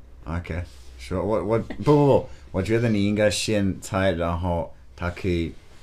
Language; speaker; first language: Chinese; non-native, learner; English